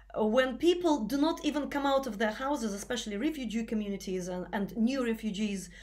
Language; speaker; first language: English; non-native, fluent; Russian